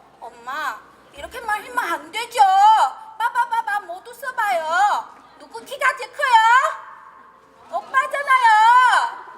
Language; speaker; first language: Korean; non-native, learner; Chinese